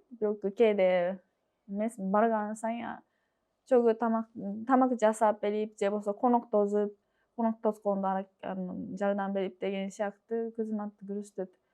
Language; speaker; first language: Kyrgyz; non-native, fluent; Japanese